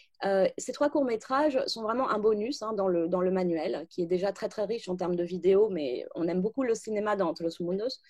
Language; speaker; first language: French; native; French